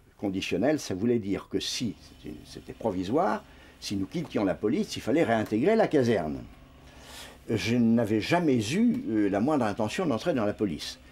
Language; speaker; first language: French; native; French